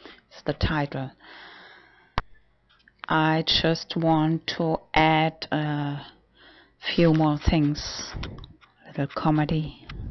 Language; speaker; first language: English; non-native, fluent; German